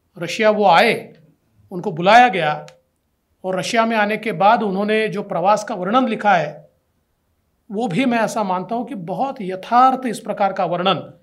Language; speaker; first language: Hindi; non-native, local second language; Marathi